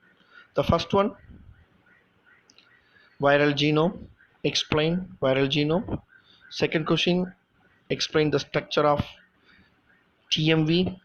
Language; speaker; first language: English; non-native, local second language; Tamil